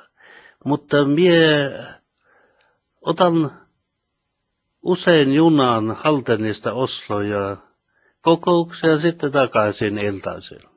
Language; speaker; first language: Finnish; early bilingual, heritage; Finnish